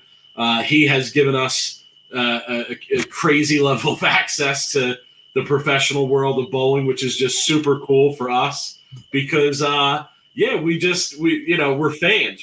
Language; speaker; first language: English; native; English